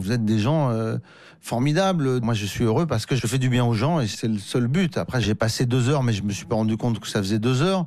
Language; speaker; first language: French; native; French